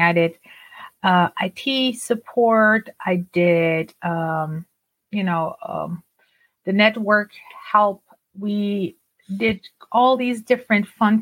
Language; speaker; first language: English; non-native, fluent; Turkish